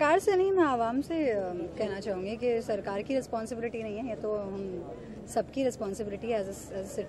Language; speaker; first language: Hindi; native; Hindi